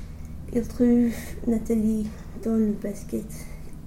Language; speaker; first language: French; non-native, learner; English